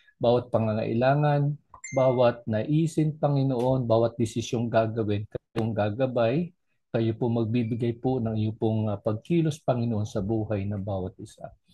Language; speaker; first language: Filipino; non-native, local second language; Cebuano